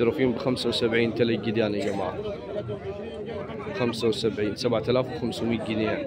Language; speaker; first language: Arabic; native; Arabic